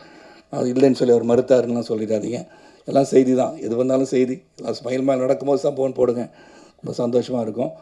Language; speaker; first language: Tamil; native; Tamil